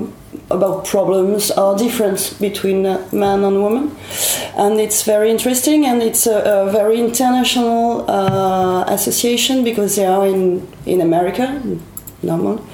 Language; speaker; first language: English; non-native, learner; French